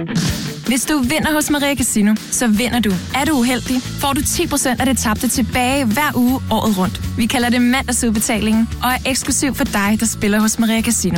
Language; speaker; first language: Danish; native; Danish